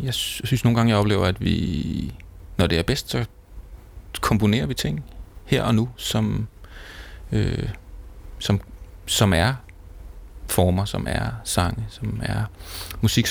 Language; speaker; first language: Danish; native; Danish